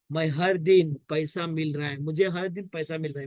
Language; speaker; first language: Hindi; non-native, local second language; Marathi